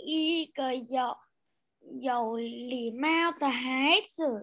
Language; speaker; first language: Chinese; non-native, learner; Vietnamese